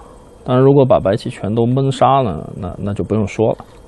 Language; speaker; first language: Chinese; native; Chinese